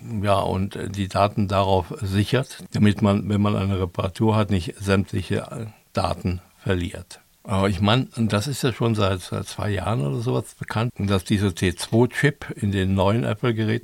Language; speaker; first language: German; native; German